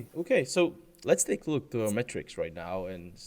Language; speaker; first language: English; non-native, fluent; Czech